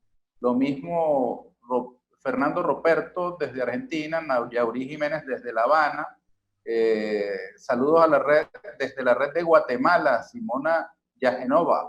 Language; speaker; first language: Spanish; native; Spanish